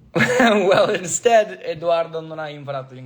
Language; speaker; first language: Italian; non-native, fluent; English